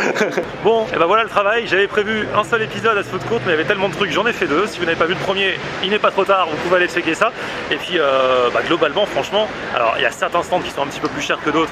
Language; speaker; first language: French; native; French